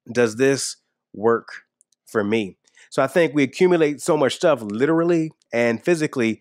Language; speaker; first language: English; native; English